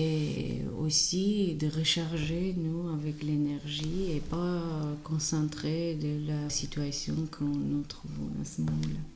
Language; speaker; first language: French; non-native, fluent; Armenian